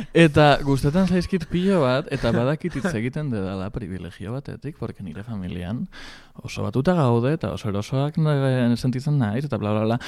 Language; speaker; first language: Basque; non-native, local second language; Spanish